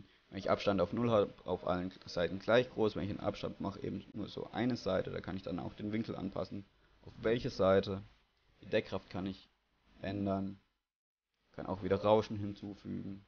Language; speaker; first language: German; native; German